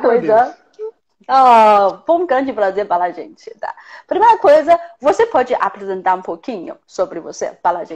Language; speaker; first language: Portuguese; non-native, fluent; Chinese